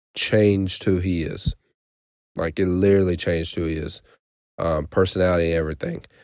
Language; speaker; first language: English; native; English